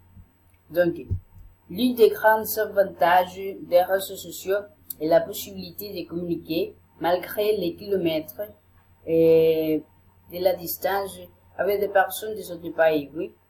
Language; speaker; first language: French; non-native, learner; Spanish